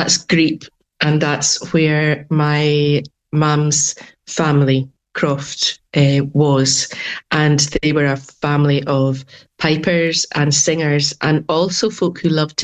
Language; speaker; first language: English; non-native, local second language; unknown